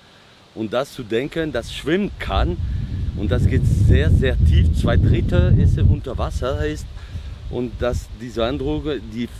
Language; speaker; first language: German; non-native, fluent; French